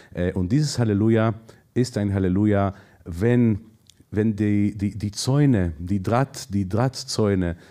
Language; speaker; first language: German; non-native, fluent; Hebrew